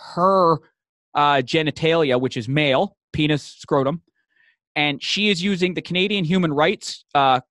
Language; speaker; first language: English; native; English